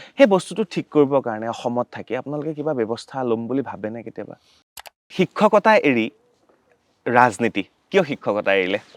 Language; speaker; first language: Assamese; native; Assamese